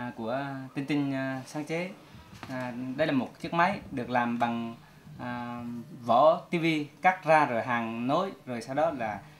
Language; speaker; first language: Vietnamese; non-native, local second language; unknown